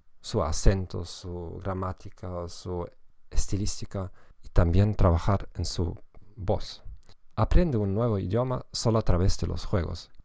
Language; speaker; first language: Spanish; non-native, fluent; German